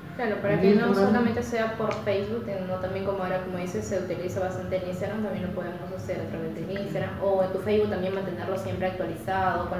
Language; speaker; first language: Spanish; native; Spanish